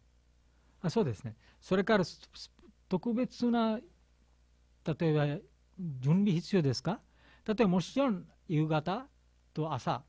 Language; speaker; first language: Japanese; non-native, learner; Bangla